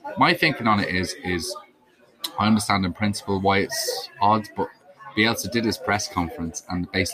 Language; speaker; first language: English; native; English